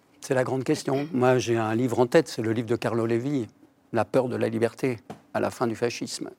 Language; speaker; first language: French; native; French